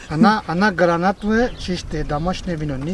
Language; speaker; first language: Russian; non-native, local second language; Armenian